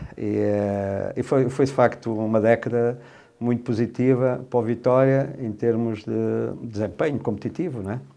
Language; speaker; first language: Portuguese; native; Portuguese